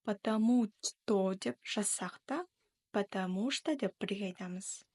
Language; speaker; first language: Russian; non-native, local second language; Kazakh